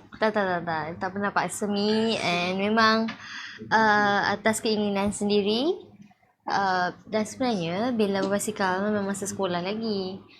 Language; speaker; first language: Malay; native; Malay